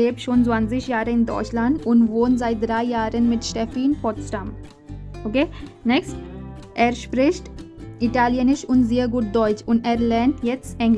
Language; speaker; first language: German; non-native, fluent; Hindi